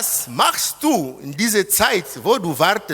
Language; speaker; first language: German; non-native, fluent; Lingala